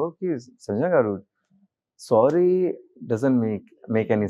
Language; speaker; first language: Telugu; non-native, local second language; Hindi